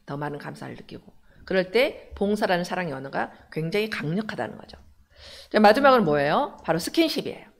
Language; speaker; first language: Korean; native; Korean